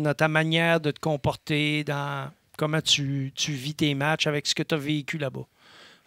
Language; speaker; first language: French; native; French